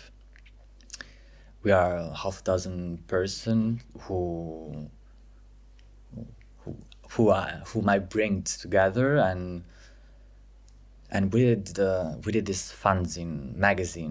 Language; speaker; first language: English; non-native, fluent; Italian